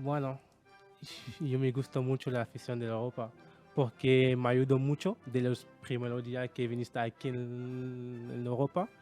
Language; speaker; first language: Spanish; non-native, learner; French